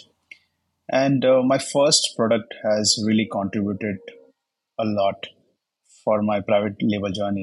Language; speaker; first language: English; non-native, local second language; Hindi